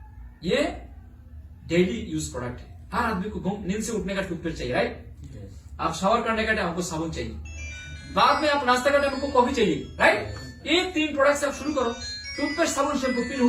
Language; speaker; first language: Hindi; non-native, learner; Bangla